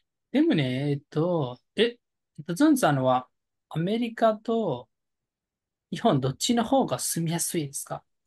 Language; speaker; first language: Japanese; non-native, fluent; Nepali